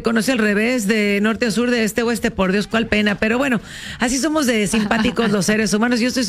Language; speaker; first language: Spanish; native; Spanish